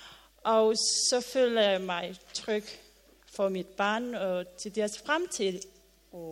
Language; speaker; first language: Danish; non-native, learner; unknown